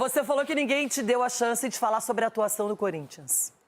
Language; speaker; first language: Portuguese; native; Portuguese